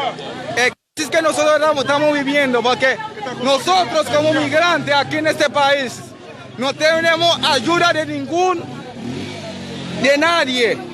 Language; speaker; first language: Spanish; non-native, local second language; Haitian Creole